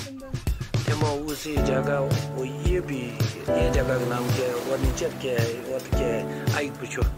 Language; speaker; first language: Hindi; non-native, learner; Tibetan